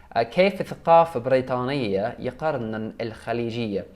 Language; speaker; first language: Arabic; non-native, learner; English